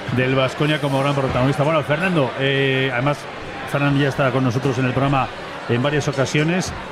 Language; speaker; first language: Spanish; native; Spanish